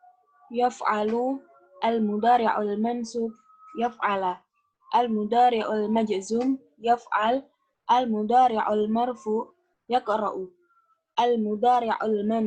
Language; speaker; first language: Arabic; non-native, learner; Indonesian